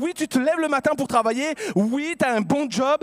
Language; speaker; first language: French; native; French